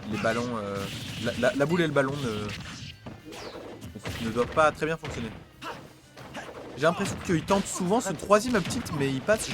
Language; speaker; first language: French; native; French